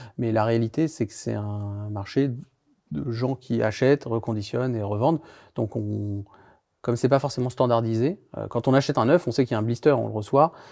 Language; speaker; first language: French; native; French